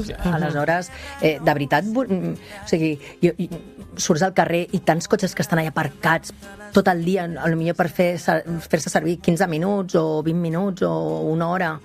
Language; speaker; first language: Catalan; native; Catalan